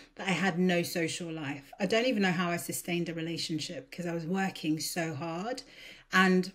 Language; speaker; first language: English; early bilingual, other home language; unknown